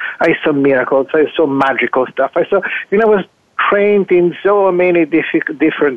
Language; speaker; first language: English; non-native, fluent; Italian